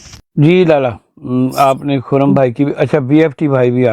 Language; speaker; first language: Urdu; native; Urdu